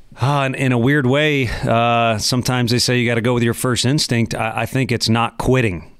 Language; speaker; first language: English; native; English